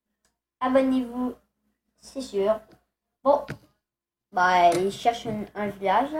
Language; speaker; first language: French; native; French